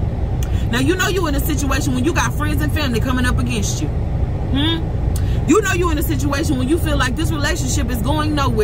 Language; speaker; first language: English; native; English